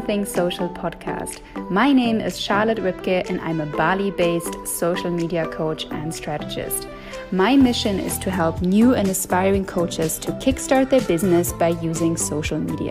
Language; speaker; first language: English; non-native, fluent; German